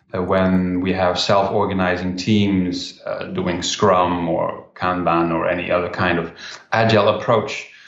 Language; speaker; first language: English; non-native, fluent; Dutch